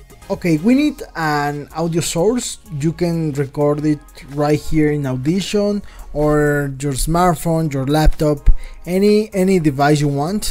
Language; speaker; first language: English; non-native, fluent; Spanish